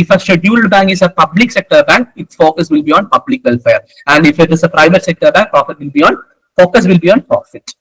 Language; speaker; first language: English; non-native, local second language; Malayalam